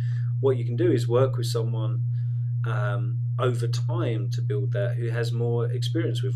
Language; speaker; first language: English; native; English